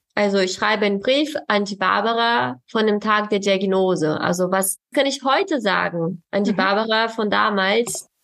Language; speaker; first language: German; non-native, fluent; Portuguese